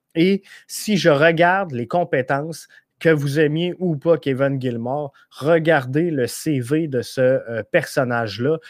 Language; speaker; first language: French; native; French